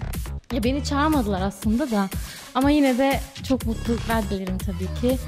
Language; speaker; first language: Turkish; non-native, learner; German